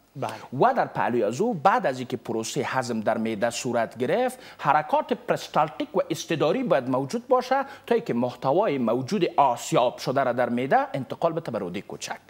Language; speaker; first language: Persian; native; Persian